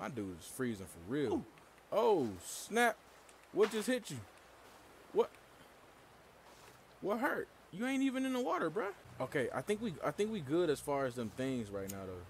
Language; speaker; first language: English; native; English